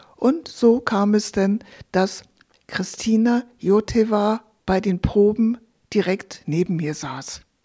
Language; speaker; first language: German; native; German